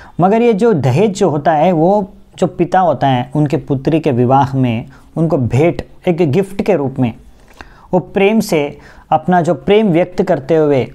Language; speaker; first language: Hindi; non-native, local second language; Bangla